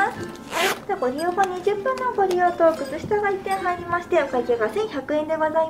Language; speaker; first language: Japanese; native; Japanese